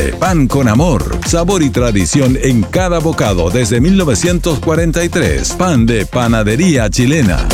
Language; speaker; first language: Spanish; native; Spanish